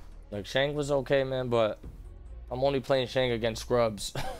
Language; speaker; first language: English; early bilingual, other home language; Spanish